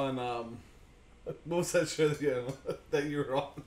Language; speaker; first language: English; native; English